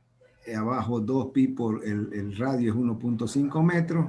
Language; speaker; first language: Spanish; native; Spanish